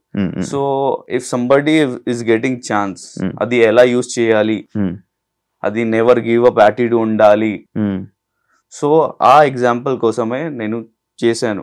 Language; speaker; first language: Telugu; non-native, local second language; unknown